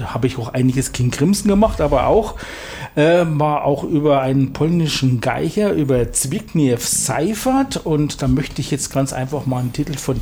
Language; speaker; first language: German; native; German